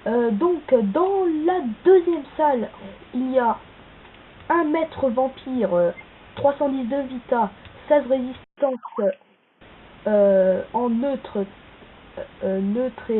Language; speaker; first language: French; native; French